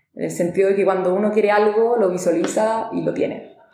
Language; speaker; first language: Spanish; native; Spanish